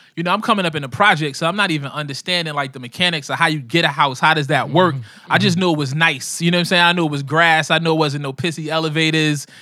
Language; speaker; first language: English; native; English